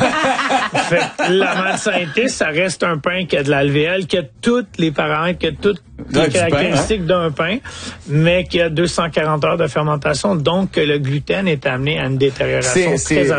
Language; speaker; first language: French; native; French